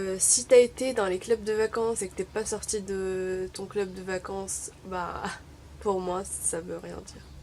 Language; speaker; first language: French; non-native, local second language; Arabic